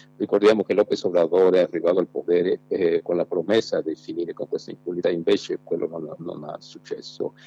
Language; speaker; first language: Italian; non-native, fluent; Spanish